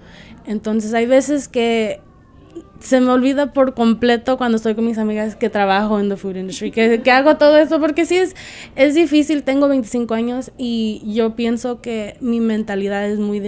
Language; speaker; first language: Spanish; early bilingual, heritage; Spanish